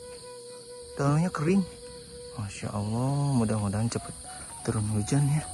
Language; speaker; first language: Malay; non-native, local second language; Sundanese